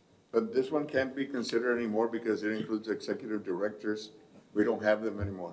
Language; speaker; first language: English; early bilingual, other home language; Spanish